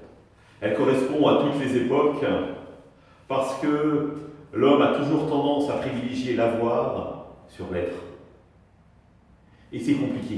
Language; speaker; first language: French; native; French